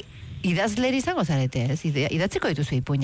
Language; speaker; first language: Basque; native; Basque